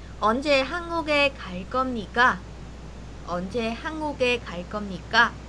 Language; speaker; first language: Korean; non-native, fluent; Vietnamese